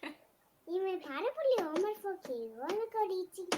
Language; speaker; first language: Greek; non-native, learner; Russian